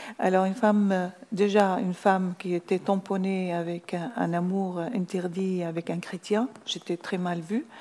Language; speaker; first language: French; non-native, fluent; Arabic